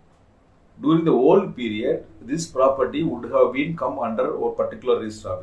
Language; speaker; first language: English; non-native, local second language; Tamil